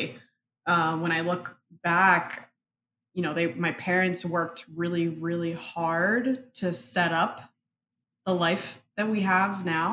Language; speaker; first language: English; early bilingual, other home language; Spanish